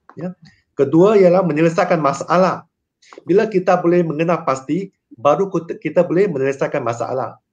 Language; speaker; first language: Malay; non-native, local second language; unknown